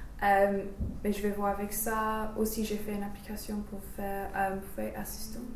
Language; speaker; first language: French; non-native, learner; English